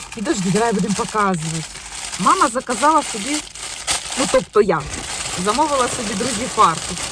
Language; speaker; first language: Ukrainian; non-native, local second language; Russian